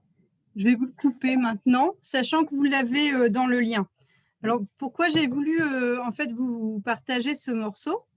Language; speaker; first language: French; native; French